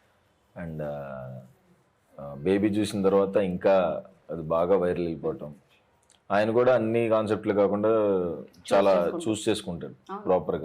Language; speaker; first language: Telugu; native; Telugu